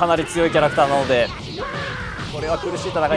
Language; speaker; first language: Japanese; native; Japanese